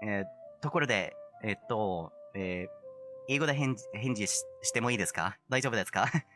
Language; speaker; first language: Japanese; non-native, fluent; English